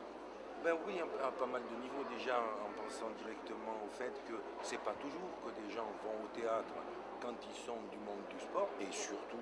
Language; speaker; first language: French; native; French